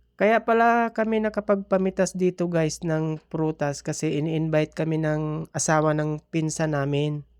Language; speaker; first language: Filipino; non-native, local second language; Cebuano